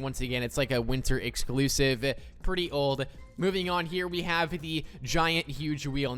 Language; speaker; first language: English; native; English